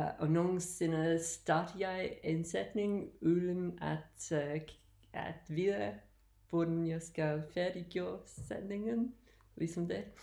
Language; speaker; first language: Danish; non-native, learner; English